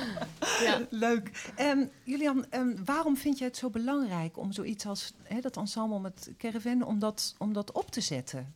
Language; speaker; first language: Dutch; native; Dutch